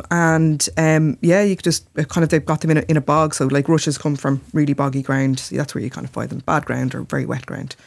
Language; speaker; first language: English; native; English